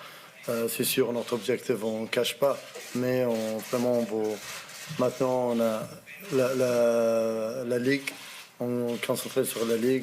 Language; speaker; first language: French; non-native, learner; Arabic